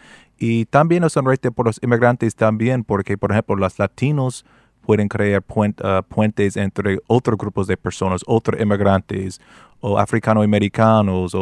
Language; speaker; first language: Spanish; non-native, fluent; English